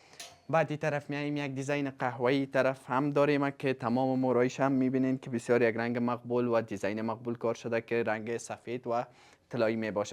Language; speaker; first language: Persian; native; Persian